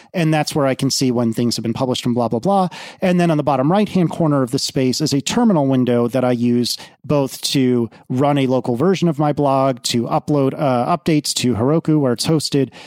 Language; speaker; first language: English; native; English